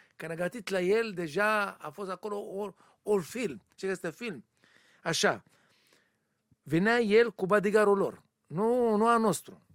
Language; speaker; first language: Romanian; non-native, learner; Hebrew